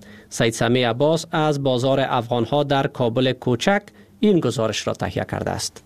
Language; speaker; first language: Persian; native; Persian